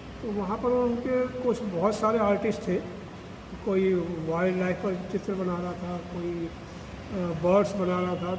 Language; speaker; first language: Hindi; native; Hindi